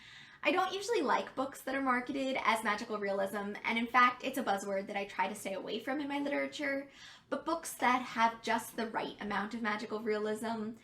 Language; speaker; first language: English; native; English